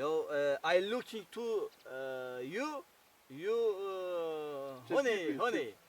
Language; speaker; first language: English; non-native, learner; Turkish